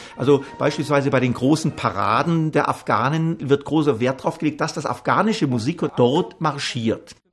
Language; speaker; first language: German; native; German